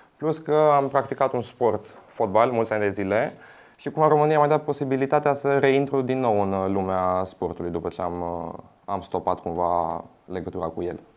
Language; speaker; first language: Romanian; non-native, fluent; Albanian